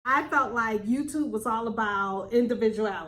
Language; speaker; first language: English; native; English